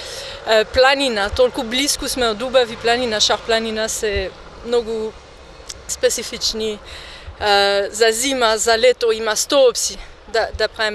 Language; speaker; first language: Macedonian; non-native, learner; French